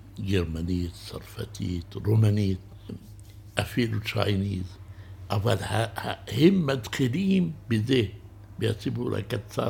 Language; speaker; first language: Hebrew; non-native, local second language; Arabic